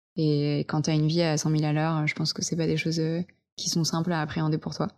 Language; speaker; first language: French; native; French